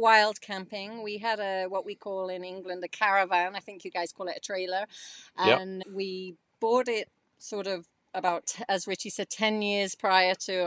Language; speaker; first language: English; native; English